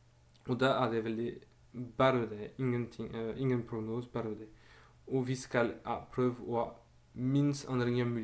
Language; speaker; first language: Norwegian; non-native, learner; Dutch